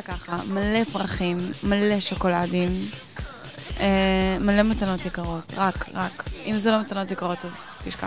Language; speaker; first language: Hebrew; native; Hebrew